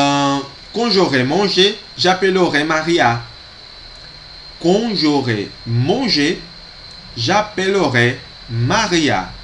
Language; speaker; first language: French; non-native, fluent; Portuguese